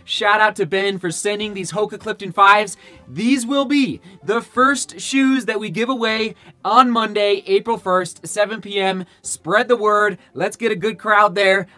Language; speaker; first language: English; native; English